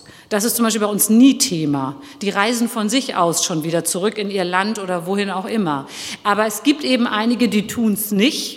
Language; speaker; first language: German; early bilingual, other home language; Turkish